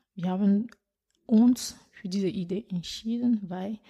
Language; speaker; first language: German; non-native, fluent; French